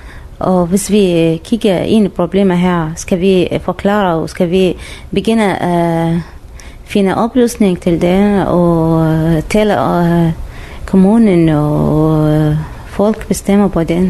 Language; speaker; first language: Danish; non-native, learner; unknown